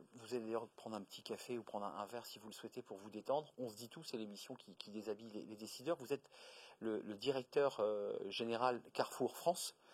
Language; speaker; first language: French; native; French